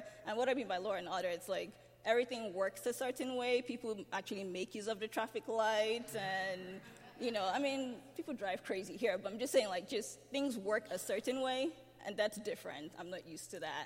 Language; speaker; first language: English; non-native, local second language; Yoruba